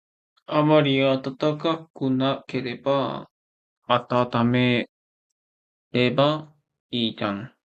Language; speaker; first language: Japanese; non-native, learner; Korean